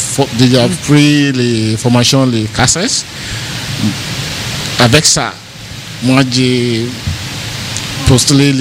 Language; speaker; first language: French; non-native, learner; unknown